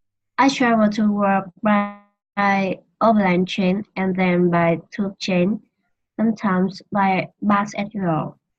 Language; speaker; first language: English; non-native, learner; Vietnamese